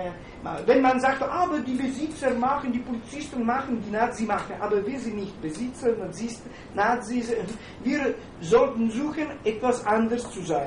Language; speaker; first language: German; non-native, fluent; Italian